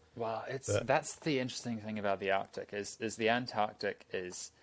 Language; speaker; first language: English; native; English